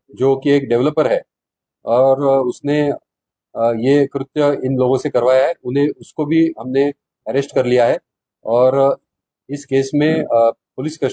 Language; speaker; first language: Hindi; non-native, local second language; Marathi